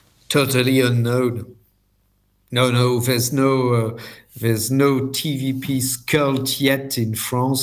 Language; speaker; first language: English; non-native, fluent; French